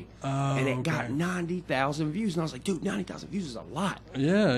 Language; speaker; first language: English; native; English